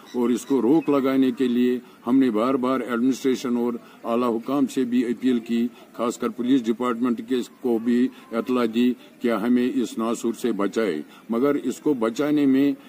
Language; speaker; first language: Hindi; non-native, local second language; Kashmiri